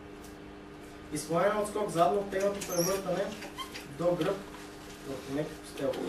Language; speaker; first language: Bulgarian; native; Bulgarian